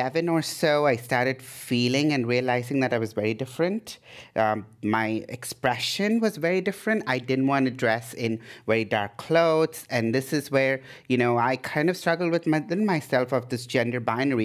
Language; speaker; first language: English; non-native, local second language; Tamil